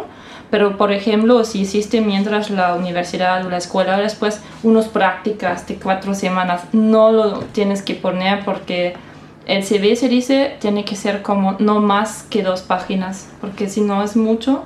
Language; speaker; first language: Spanish; non-native, fluent; German